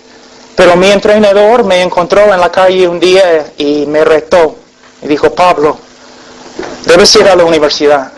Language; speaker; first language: Spanish; non-native, fluent; English